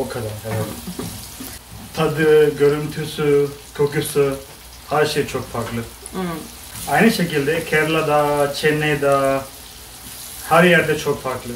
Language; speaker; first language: Turkish; non-native, learner; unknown